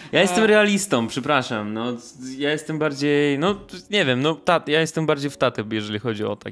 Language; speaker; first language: Polish; non-native, fluent; Russian